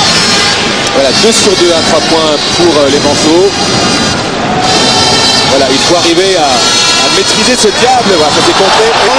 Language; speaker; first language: French; native; French